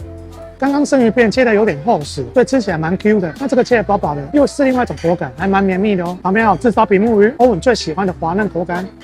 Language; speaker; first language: Chinese; native; Chinese